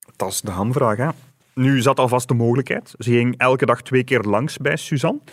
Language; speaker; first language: Dutch; native; Dutch